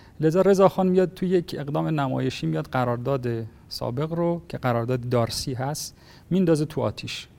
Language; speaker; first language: Persian; native; Persian